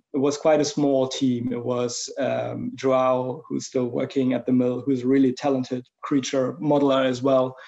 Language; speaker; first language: English; non-native, fluent; German